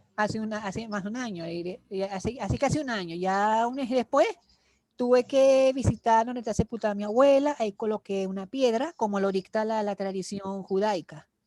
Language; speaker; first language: Spanish; native; Spanish